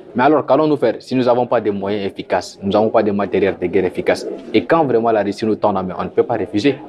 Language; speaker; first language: French; non-native, local second language; Sango